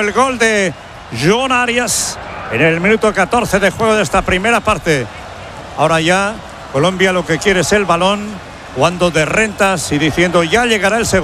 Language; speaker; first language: Spanish; native; Spanish